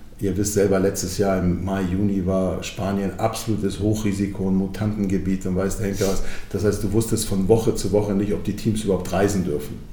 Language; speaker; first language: German; early bilingual, other home language; Croatian